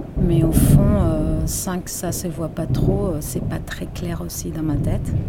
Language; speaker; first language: French; non-native, fluent; Spanish